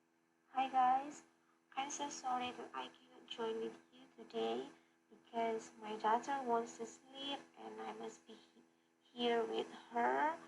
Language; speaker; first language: English; non-native, learner; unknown